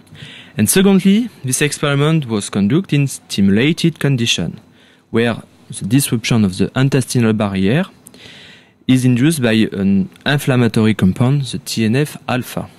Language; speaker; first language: English; non-native, fluent; French